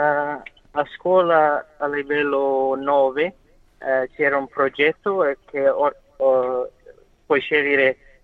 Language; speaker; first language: Italian; non-native, learner; English